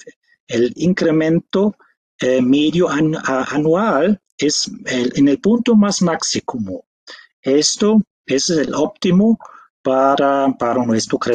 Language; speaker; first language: Spanish; non-native, fluent; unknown